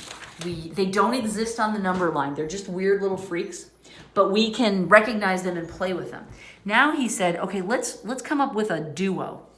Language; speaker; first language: English; native; English